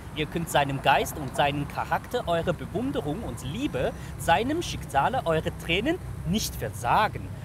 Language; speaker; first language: German; non-native, fluent; Chinese